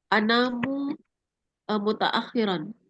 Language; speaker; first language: Arabic; non-native, learner; Indonesian